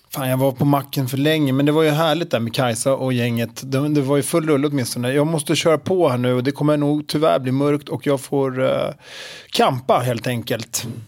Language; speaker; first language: Swedish; native; Swedish